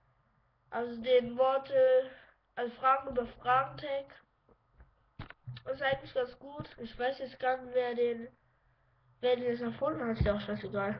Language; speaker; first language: German; native; German